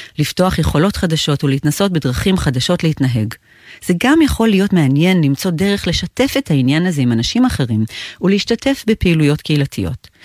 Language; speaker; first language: Hebrew; native; Hebrew